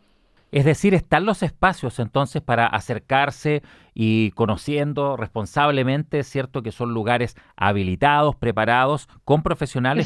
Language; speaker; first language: Spanish; native; Spanish